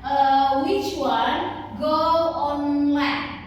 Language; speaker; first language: English; non-native, learner; Indonesian